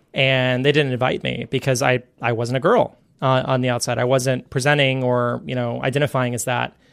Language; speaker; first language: English; native; English